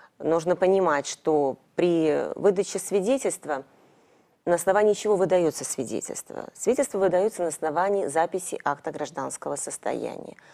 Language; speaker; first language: Russian; native; Russian